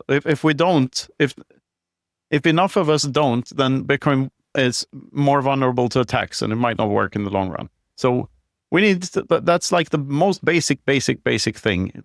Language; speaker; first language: English; non-native, fluent; Swedish